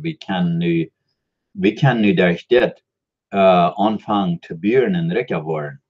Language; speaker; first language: German; non-native, learner; Dutch